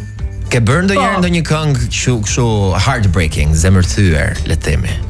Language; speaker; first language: Albanian; native; Albanian